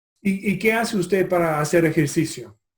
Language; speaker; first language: Spanish; non-native, fluent; English